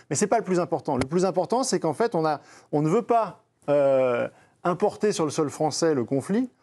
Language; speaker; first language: French; native; French